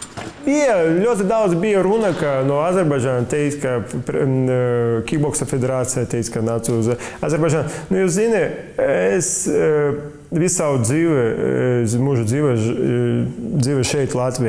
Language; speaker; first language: Latvian; non-native, local second language; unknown